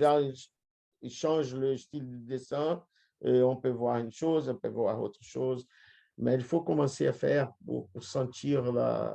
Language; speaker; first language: French; non-native, fluent; Portuguese